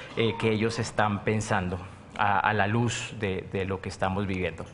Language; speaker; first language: Spanish; native; Spanish